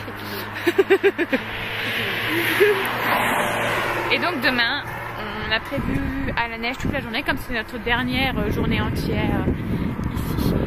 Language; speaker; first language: French; native; French